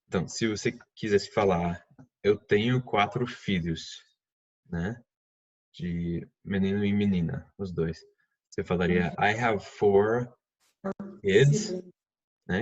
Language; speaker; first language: Portuguese; non-native, fluent; English